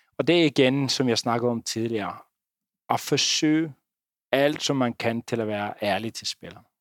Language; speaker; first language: Danish; non-native, fluent; Icelandic